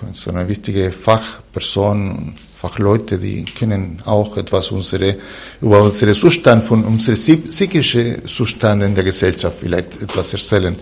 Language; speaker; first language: German; non-native, fluent; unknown